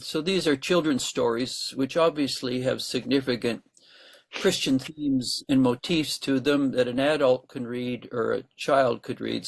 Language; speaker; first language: English; native; English